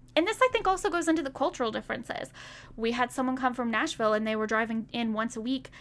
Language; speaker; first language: English; native; English